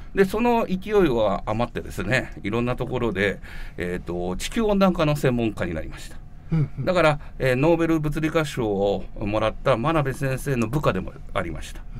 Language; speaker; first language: Japanese; native; Japanese